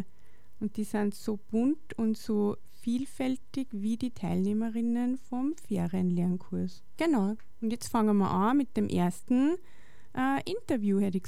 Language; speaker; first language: German; native; German